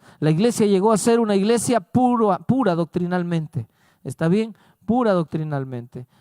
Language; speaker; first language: Spanish; native; Spanish